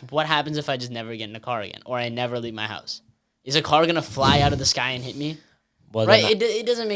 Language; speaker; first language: English; native; English